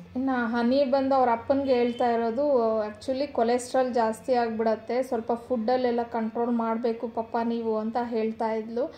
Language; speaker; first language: Kannada; non-native, local second language; Telugu